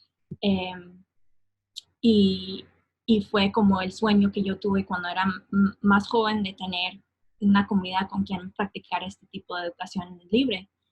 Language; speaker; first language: Spanish; non-native, fluent; English